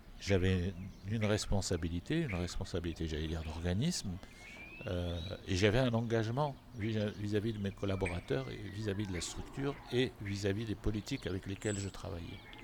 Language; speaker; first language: French; non-native, local second language; Arabic